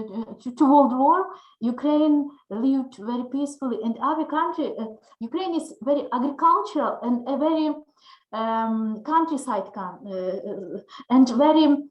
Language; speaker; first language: English; non-native, learner; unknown